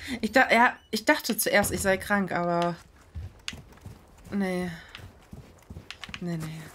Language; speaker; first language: German; native; German